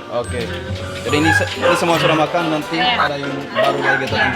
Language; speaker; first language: Indonesian; non-native, fluent; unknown